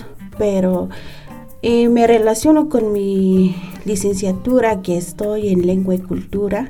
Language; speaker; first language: Spanish; non-native, local second language; Tzeltal